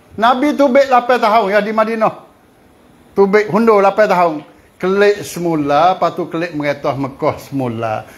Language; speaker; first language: Malay; native; Malay